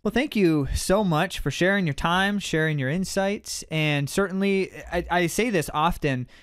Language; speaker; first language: English; native; English